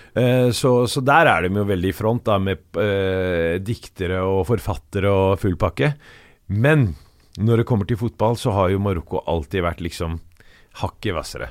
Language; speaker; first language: Norwegian; early bilingual, other home language; Arabic